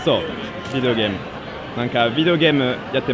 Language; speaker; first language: Japanese; non-native, fluent; French